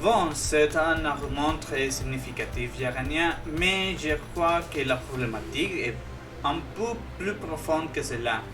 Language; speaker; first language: French; non-native, fluent; Spanish